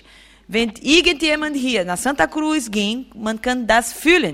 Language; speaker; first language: German; non-native, fluent; Portuguese